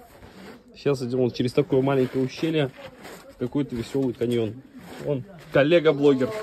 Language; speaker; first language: Russian; native; Russian